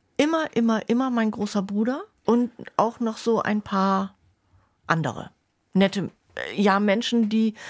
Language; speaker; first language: German; native; German